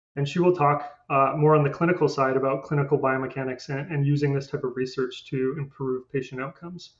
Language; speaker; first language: English; native; English